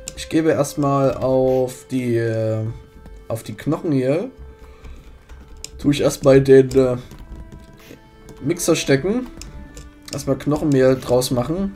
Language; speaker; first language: German; native; German